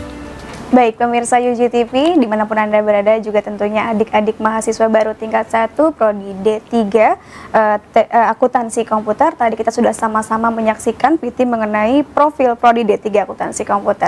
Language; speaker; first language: Indonesian; native; Indonesian